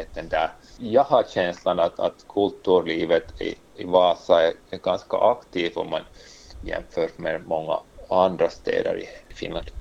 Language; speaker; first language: Swedish; non-native, local second language; Finnish